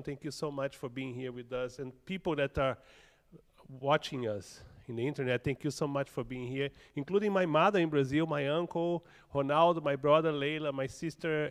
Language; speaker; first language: English; non-native, fluent; Portuguese